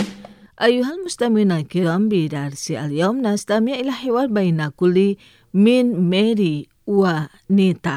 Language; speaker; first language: Arabic; non-native, fluent; Indonesian